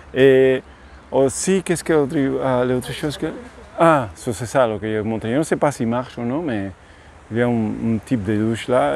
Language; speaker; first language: French; non-native, learner; Spanish